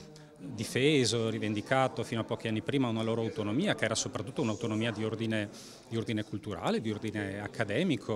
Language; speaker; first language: Italian; native; Italian